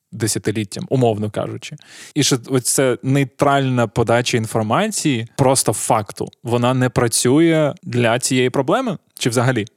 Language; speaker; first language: Ukrainian; native; Ukrainian